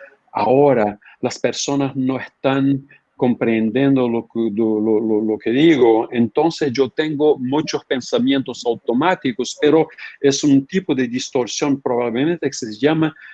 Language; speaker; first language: Spanish; non-native, fluent; Portuguese